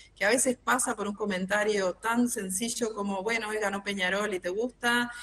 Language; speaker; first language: Spanish; native; Spanish